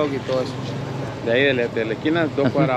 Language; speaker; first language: Spanish; native; Spanish